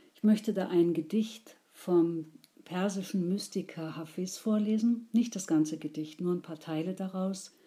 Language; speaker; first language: German; native; German